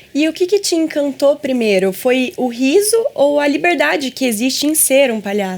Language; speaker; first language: Portuguese; native; Portuguese